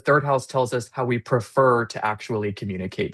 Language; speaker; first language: English; native; English